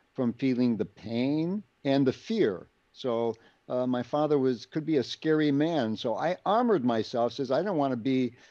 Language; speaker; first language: English; native; English